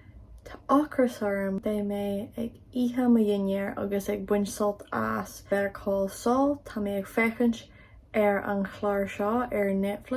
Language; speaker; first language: Irish; non-native, local second language; English